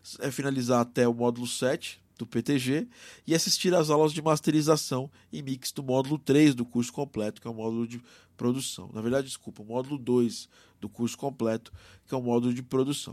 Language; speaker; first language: Portuguese; native; Portuguese